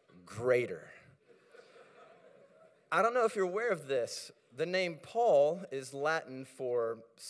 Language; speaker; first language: English; native; English